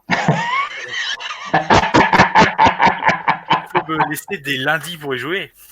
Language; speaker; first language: French; native; French